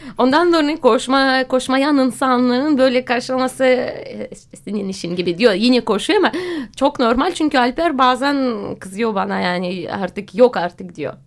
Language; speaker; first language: Turkish; non-native, fluent; Russian